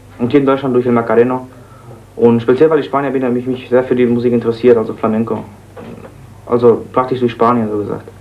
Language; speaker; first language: German; early bilingual, other home language; Spanish